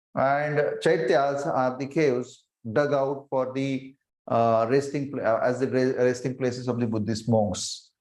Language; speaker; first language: English; non-native, local second language; Marathi